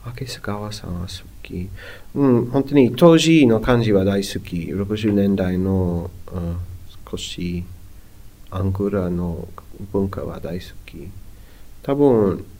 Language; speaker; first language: Japanese; non-native, learner; English